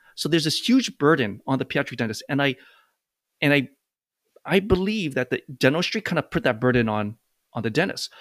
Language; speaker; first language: English; native; English